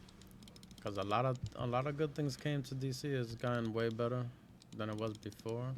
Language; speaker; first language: English; native; English